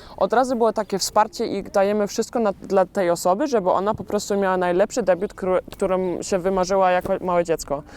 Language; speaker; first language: Polish; early bilingual, heritage; Polish